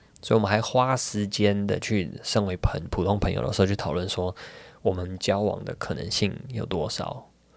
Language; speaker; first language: Chinese; native; Chinese